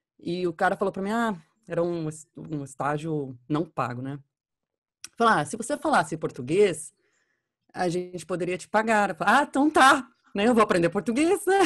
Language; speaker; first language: Portuguese; non-native, fluent; English